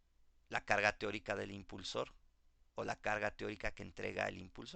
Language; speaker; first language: Spanish; native; Spanish